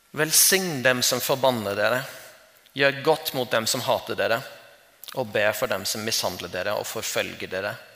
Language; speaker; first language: Norwegian; non-native, fluent; English